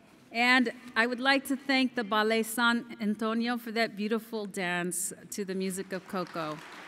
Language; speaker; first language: English; early bilingual, other home language; Spanish